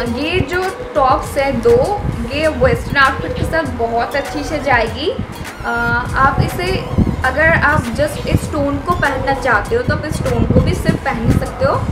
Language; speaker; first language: Hindi; non-native, local second language; Bangla